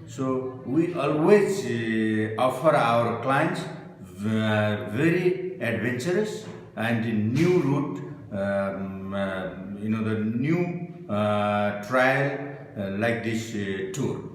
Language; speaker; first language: English; non-native, local second language; Nepali